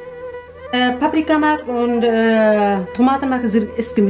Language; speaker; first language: German; non-native, learner; Kurdish